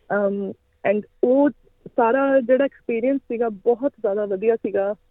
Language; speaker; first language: Punjabi; native; Punjabi